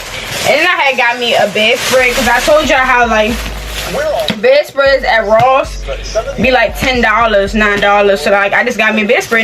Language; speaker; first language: English; native; English